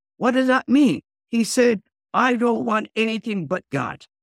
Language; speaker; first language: English; non-native, fluent; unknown